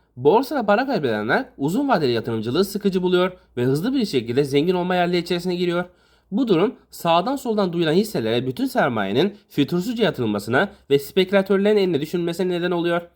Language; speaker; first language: Turkish; native; Turkish